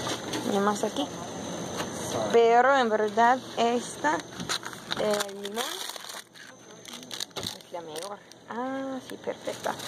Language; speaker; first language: Spanish; non-native, learner; English